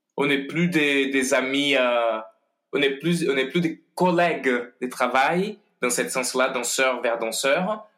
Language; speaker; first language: French; non-native, fluent; Portuguese